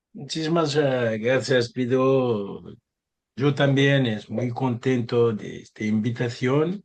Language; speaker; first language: Spanish; non-native, learner; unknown